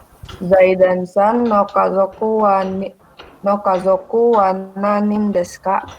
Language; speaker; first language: Japanese; non-native, learner; Indonesian